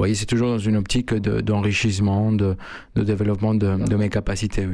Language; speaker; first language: French; non-native, fluent; Spanish